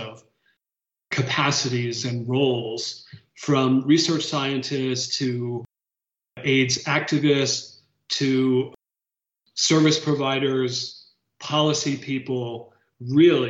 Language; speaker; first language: English; native; English